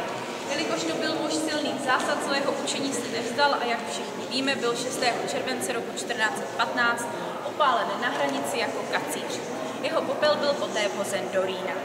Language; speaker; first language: Czech; native; Czech